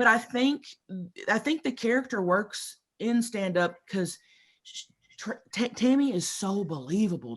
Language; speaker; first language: English; native; English